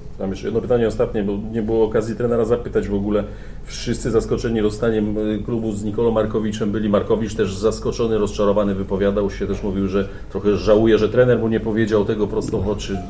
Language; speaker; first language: Polish; native; Polish